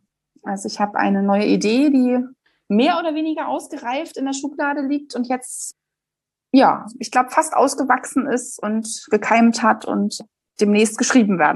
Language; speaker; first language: German; native; German